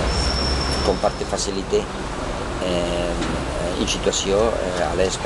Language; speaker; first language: French; non-native, learner; Spanish